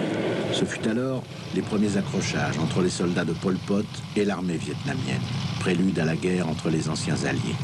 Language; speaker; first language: French; native; French